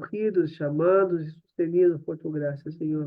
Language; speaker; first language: Spanish; native; Spanish